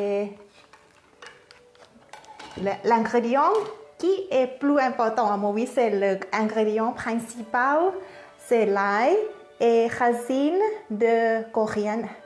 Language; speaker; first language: French; non-native, learner; Thai